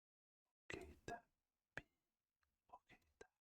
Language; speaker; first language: Basque; non-native, learner; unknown